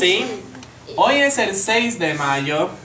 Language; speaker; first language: Spanish; non-native, fluent; English